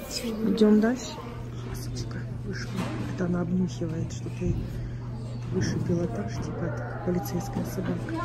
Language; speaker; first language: Russian; native; Russian